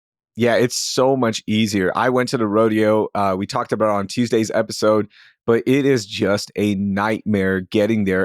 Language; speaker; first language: English; native; English